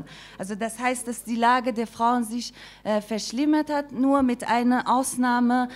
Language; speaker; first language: German; non-native, fluent; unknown